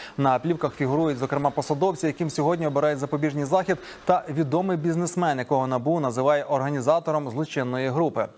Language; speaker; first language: Ukrainian; native; Ukrainian